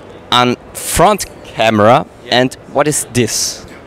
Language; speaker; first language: English; non-native, learner; German